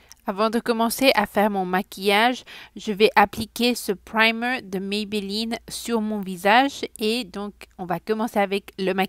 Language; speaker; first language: French; non-native, fluent; Spanish